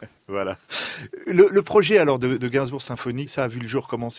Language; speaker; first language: French; native; French